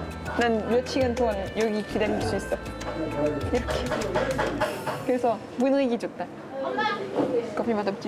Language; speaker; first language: Korean; non-native, learner; French